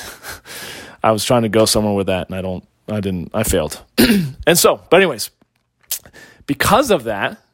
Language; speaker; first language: English; native; English